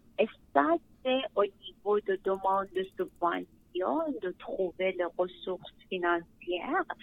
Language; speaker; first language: French; non-native, learner; Persian